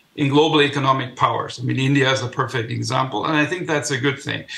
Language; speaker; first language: English; non-native, fluent; German